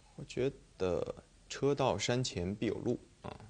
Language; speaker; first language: Chinese; native; Chinese